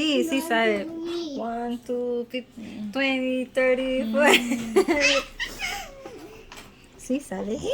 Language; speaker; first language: Spanish; non-native, learner; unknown